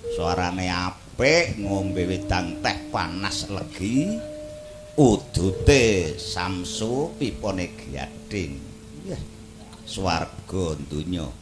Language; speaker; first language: Javanese; native; Javanese